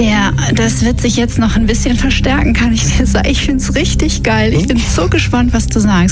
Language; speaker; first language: German; native; German